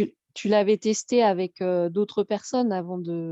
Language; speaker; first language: French; native; French